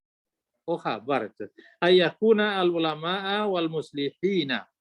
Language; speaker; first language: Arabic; non-native, learner; Indonesian